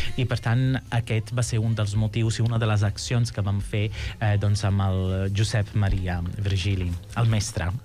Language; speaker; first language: Catalan; non-native, fluent; Sicilian